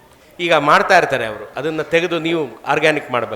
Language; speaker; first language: Kannada; native; Kannada